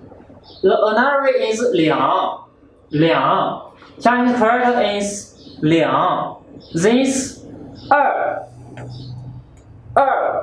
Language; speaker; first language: English; non-native, learner; Chinese